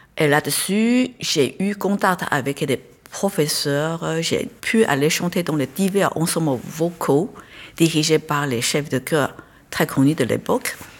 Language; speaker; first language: French; non-native, fluent; Chinese